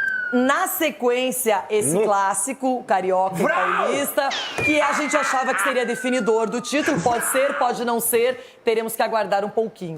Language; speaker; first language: Portuguese; native; Portuguese